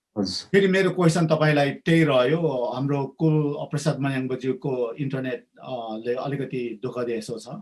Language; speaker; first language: Nepali; non-native, local second language; Limbu